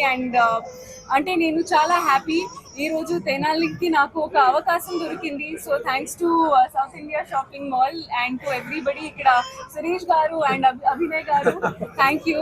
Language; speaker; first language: Telugu; non-native, learner; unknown